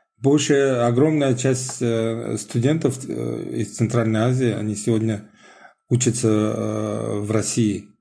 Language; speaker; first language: Russian; non-native, local second language; Tajik